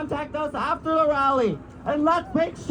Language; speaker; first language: English; native; English